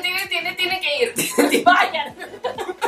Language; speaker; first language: Spanish; early bilingual, other home language; Portuguese